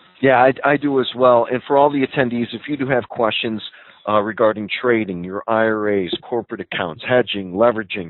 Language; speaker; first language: English; native; English